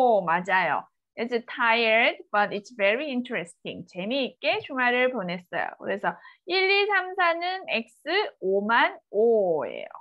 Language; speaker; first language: Korean; native; Korean